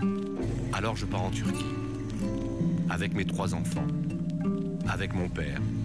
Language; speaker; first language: French; non-native, learner; Arabic